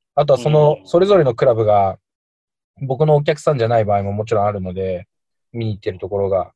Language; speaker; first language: Japanese; native; Japanese